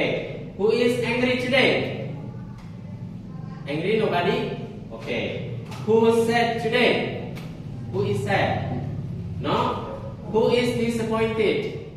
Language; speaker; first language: English; non-native, learner; Indonesian